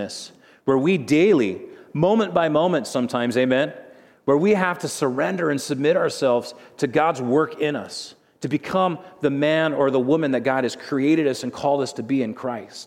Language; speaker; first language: English; native; English